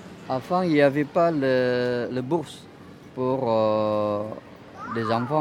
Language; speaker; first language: French; non-native, fluent; Indonesian